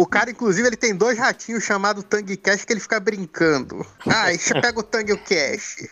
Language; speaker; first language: Portuguese; native; Portuguese